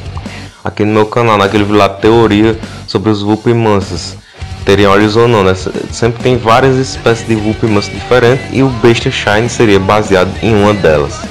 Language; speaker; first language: Portuguese; native; Portuguese